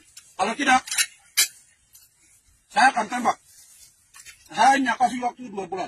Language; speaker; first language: Indonesian; non-native, local second language; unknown